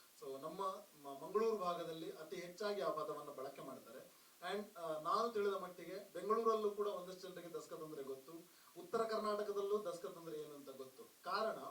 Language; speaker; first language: Kannada; non-native, local second language; Tulu